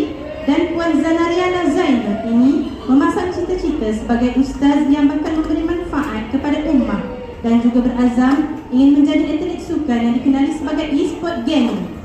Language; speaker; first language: Malay; native; Malay